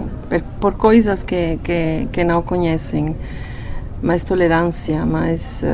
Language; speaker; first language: Portuguese; non-native, fluent; Spanish